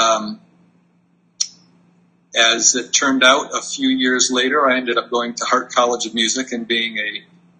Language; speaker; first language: English; native; English